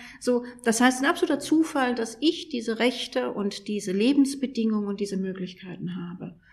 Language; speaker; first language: German; native; German